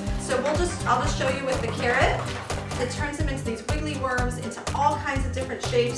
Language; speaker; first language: English; native; English